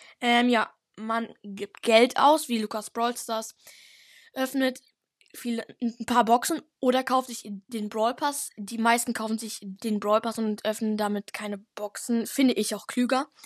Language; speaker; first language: German; native; German